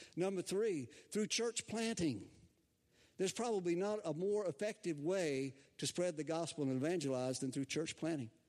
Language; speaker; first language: English; native; English